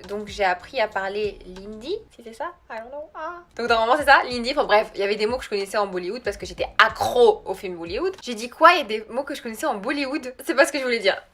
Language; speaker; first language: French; early bilingual, other home language; Arabic